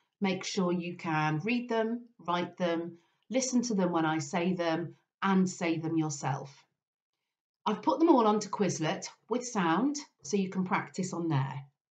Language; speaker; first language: English; native; English